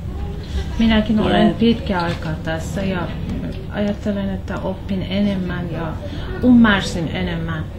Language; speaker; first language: Finnish; non-native, learner; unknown